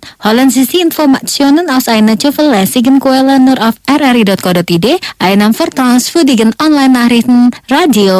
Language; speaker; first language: German; non-native, fluent; Indonesian